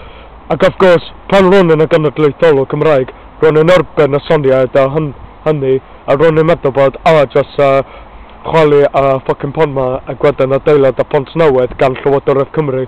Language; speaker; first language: Welsh; non-native, learner; English